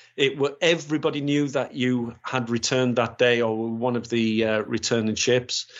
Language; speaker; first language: English; native; English